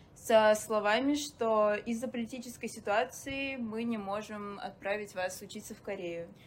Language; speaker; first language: Russian; native; Russian